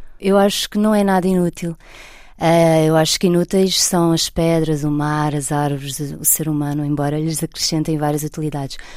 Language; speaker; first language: Portuguese; native; Portuguese